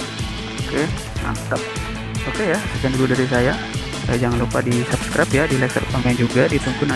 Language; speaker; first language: Indonesian; native; Indonesian